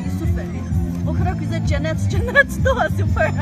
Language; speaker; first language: Turkish; non-native, learner; Chinese